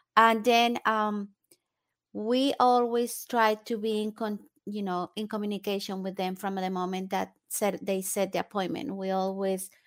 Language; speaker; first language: English; non-native, fluent; Spanish